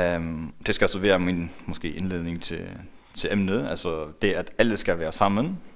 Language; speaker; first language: Danish; non-native, local second language; Faroese